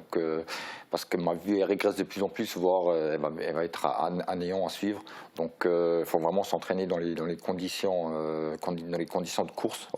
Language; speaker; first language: French; native; French